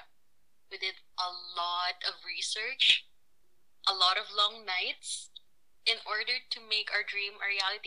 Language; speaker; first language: English; non-native, local second language; Filipino